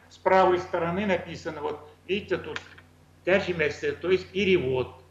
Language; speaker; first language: Russian; non-native, local second language; Tatar